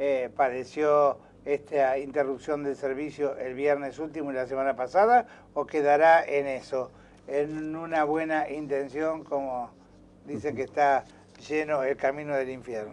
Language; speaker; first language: Spanish; native; Spanish